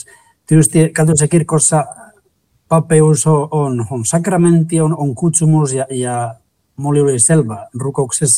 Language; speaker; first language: Finnish; non-native, fluent; Spanish